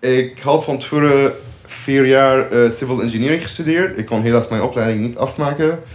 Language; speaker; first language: Dutch; non-native, fluent; Arabic